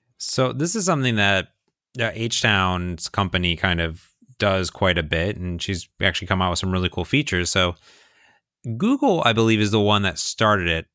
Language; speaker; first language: English; native; English